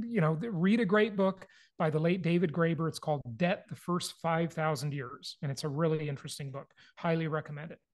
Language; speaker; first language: English; native; English